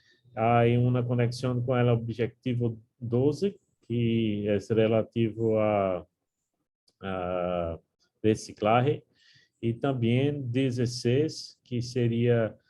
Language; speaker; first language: Spanish; non-native, learner; Portuguese